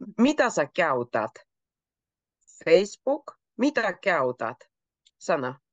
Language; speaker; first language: Finnish; native; Finnish